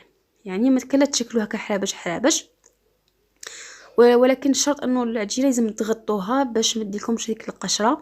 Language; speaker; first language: Arabic; native; Arabic